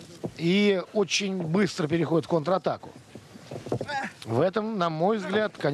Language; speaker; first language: Russian; native; Russian